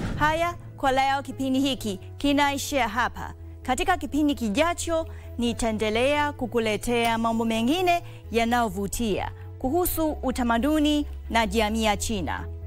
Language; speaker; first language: Swahili; non-native, fluent; Chinese